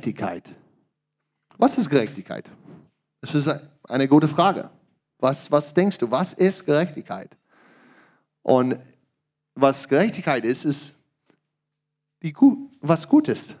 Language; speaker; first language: German; non-native, learner; English